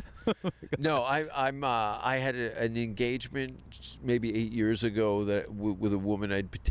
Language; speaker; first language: English; native; English